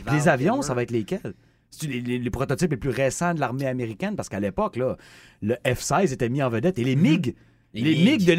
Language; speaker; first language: French; native; French